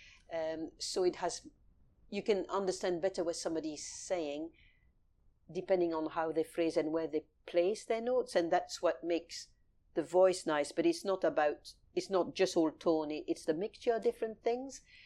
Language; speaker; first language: English; early bilingual, other home language; French